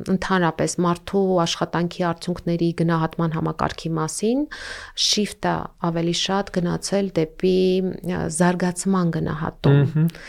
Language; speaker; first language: Armenian; native; Armenian